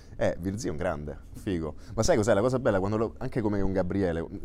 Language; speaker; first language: Italian; native; Italian